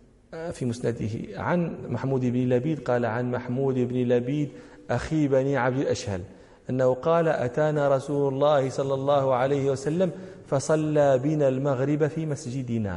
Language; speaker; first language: Arabic; native; Arabic